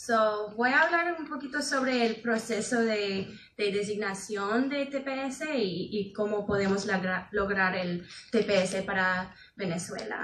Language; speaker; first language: Spanish; non-native, fluent; English